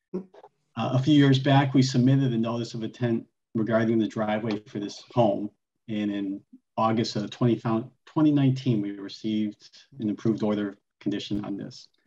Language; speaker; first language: English; native; English